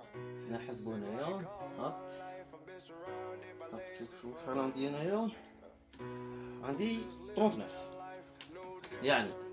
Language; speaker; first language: Arabic; native; Arabic